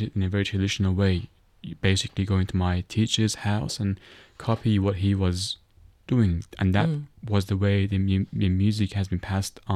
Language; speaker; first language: English; non-native, fluent; Persian